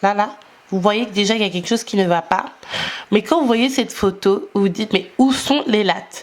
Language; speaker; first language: French; native; French